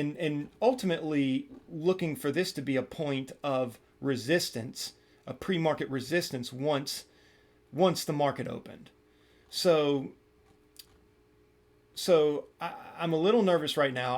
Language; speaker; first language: English; native; English